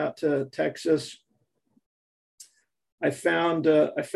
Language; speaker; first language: English; native; English